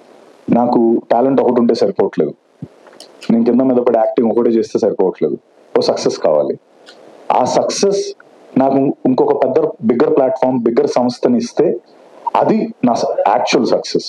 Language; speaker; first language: Telugu; native; Telugu